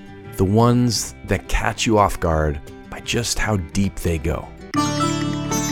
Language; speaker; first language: English; native; English